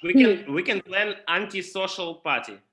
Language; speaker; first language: English; non-native, learner; Russian